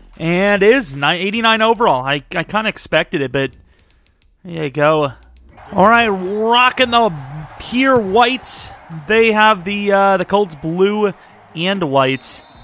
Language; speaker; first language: English; native; English